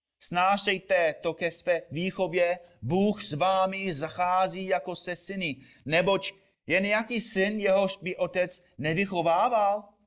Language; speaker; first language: Czech; non-native, fluent; English